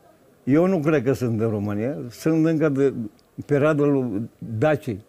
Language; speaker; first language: Romanian; non-native, fluent; Greek